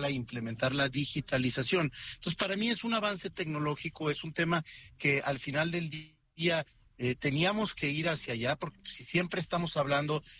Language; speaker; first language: Spanish; native; Spanish